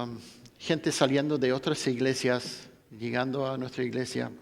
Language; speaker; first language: Spanish; non-native, fluent; English